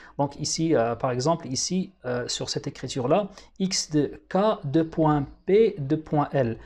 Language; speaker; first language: French; non-native, local second language; Arabic